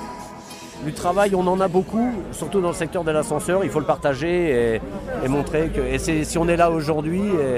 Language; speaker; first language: French; native; French